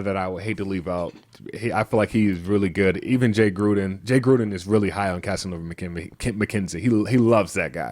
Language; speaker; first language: English; native; English